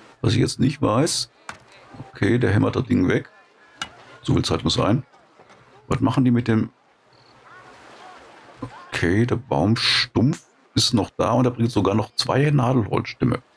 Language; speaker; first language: German; native; German